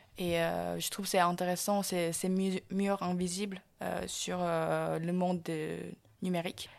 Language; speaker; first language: French; non-native, fluent; Korean